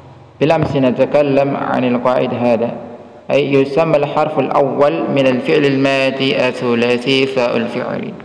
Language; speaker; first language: Arabic; non-native, fluent; Indonesian